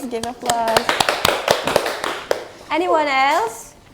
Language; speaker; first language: English; non-native, learner; Indonesian